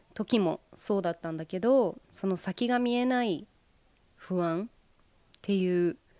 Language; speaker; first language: Japanese; early bilingual, heritage; Japanese